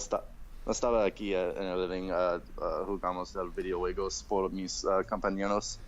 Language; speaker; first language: Spanish; non-native, learner; English